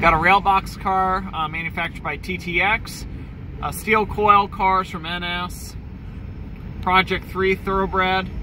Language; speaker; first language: English; native; English